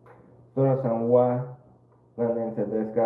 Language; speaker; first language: Japanese; non-native, learner; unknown